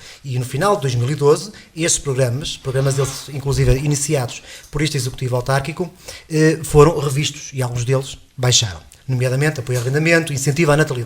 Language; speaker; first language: Portuguese; native; Portuguese